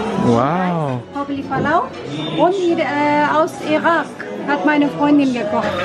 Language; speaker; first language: German; non-native, fluent; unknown